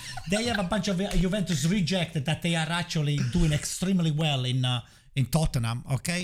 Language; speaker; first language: English; non-native, fluent; Italian